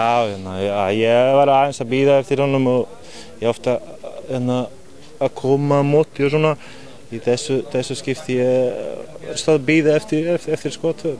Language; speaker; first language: Icelandic; non-native, fluent; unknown